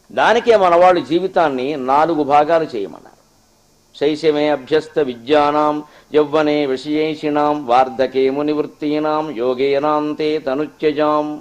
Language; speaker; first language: Telugu; native; Telugu